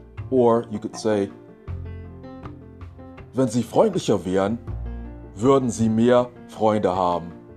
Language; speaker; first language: German; non-native, fluent; English